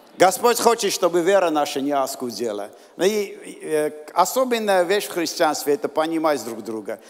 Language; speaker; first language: Russian; non-native, local second language; Armenian